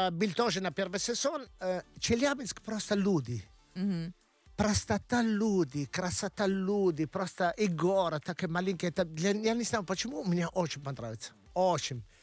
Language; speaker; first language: Russian; non-native, learner; Italian